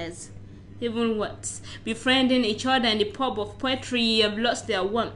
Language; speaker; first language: English; non-native, local second language; Yoruba